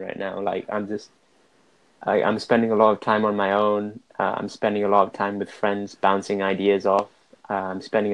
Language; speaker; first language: English; native; English